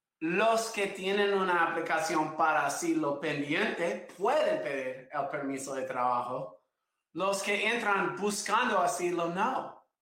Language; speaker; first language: Spanish; non-native, fluent; English